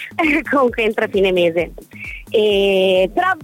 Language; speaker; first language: Italian; native; Italian